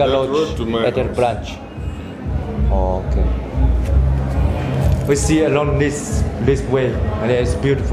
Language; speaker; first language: English; non-native, learner; Chinese